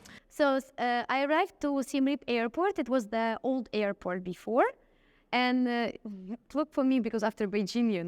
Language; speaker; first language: English; non-native, fluent; Russian